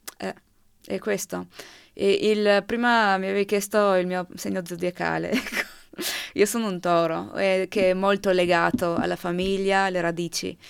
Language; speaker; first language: Italian; non-native, local second language; Slovenian